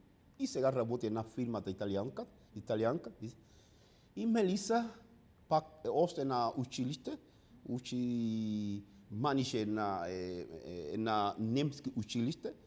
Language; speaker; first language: Bulgarian; non-native, learner; Spanish